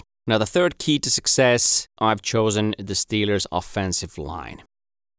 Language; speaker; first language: English; non-native, fluent; Finnish